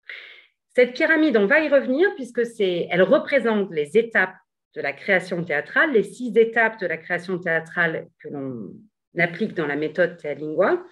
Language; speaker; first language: French; native; French